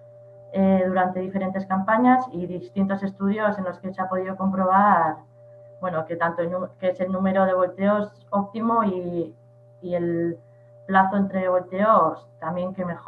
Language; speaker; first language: Spanish; native; Spanish